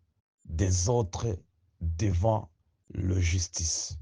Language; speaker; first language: French; non-native, local second language; Swahili